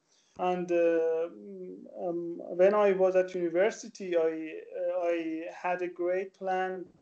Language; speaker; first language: English; non-native, learner; Persian